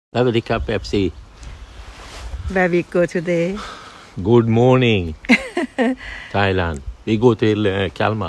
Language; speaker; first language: English; non-native, learner; Swedish